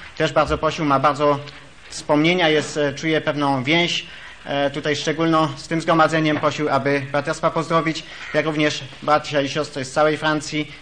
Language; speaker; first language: Polish; early bilingual, heritage; Polish